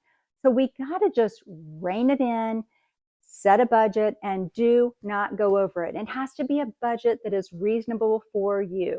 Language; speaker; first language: English; native; English